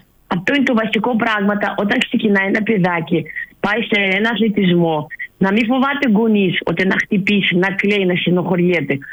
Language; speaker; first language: Greek; non-native, learner; Russian